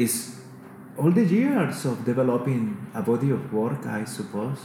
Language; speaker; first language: English; non-native, fluent; Spanish